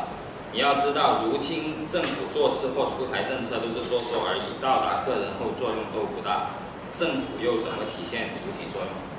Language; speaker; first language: Chinese; native; Chinese